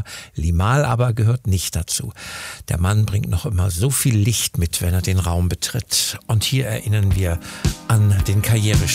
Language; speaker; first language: German; native; German